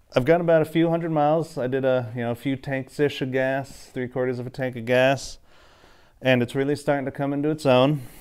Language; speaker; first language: English; native; English